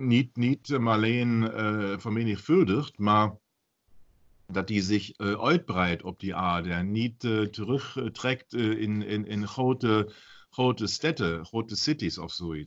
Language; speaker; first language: Dutch; non-native, learner; German